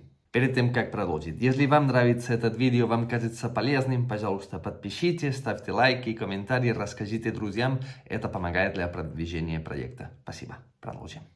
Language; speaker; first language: Russian; non-native, fluent; Catalan